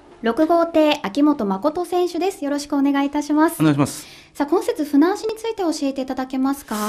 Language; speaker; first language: Japanese; native; Japanese